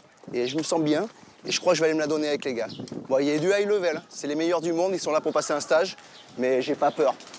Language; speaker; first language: French; native; French